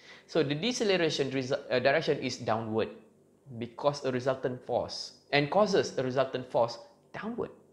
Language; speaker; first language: English; non-native, local second language; Malay